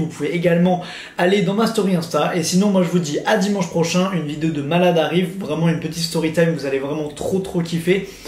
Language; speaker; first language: French; native; French